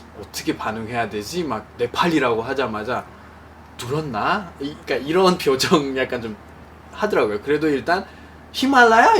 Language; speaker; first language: Korean; non-native, fluent; Nepali